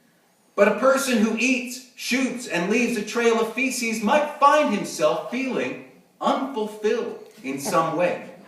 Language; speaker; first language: English; native; English